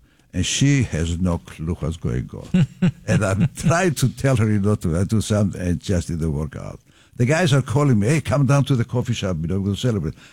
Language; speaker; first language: English; non-native, fluent; Greek